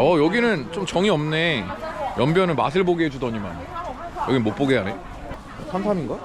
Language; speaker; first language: Korean; native; Korean